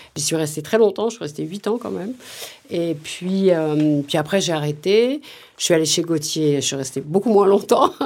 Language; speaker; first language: French; native; French